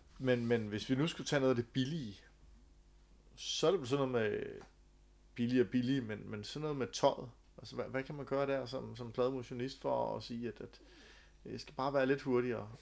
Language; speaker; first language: Danish; native; Danish